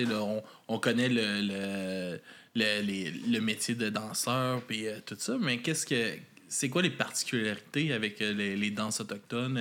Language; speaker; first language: French; native; French